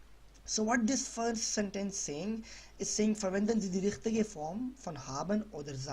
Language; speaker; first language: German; non-native, learner; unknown